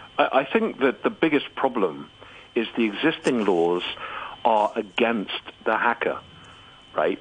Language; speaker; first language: English; native; English